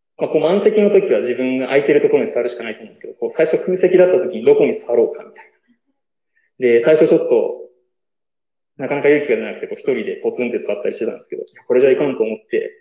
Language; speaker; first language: Japanese; native; Japanese